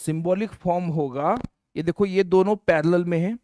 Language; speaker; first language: Hindi; non-native, local second language; Marathi